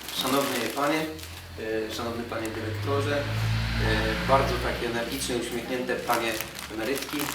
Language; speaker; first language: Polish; non-native, learner; Russian